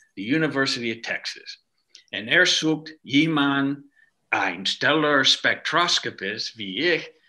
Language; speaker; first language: German; non-native, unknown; English